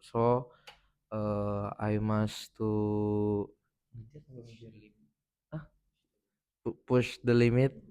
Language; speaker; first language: English; non-native, learner; Indonesian